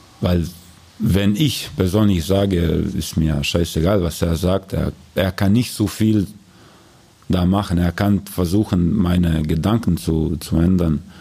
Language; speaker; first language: German; non-native, learner; Croatian